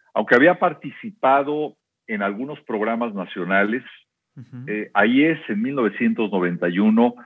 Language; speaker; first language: Spanish; native; Spanish